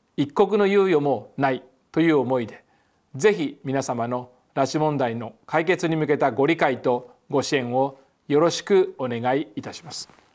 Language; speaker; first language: Japanese; native; Japanese